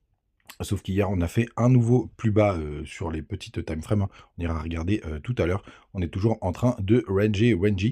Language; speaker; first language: French; native; French